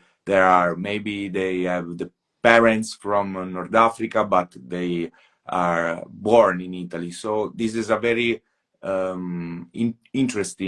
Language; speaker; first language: English; non-native, fluent; Italian